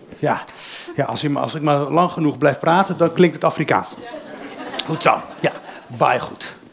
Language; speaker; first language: Dutch; early bilingual, other home language; Berber languages